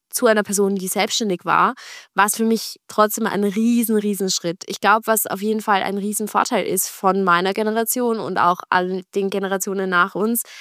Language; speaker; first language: German; native; German